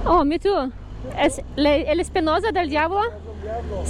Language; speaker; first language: Spanish; non-native, learner; Russian